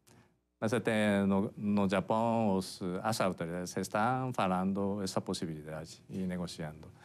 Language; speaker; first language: Portuguese; non-native, fluent; Japanese